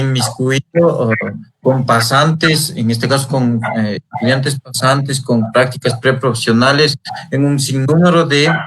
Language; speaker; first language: Spanish; native; Spanish